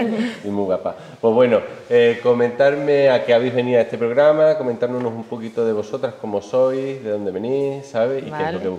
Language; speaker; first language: Spanish; native; Spanish